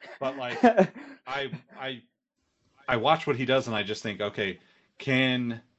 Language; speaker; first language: English; native; English